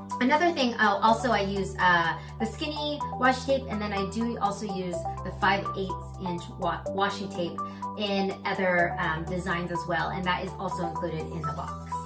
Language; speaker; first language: English; native; English